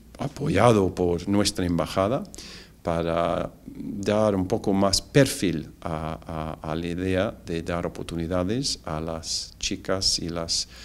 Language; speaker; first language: Spanish; non-native, fluent; English